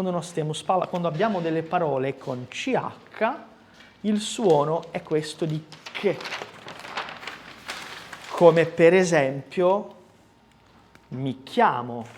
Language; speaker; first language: Italian; non-native, fluent; Portuguese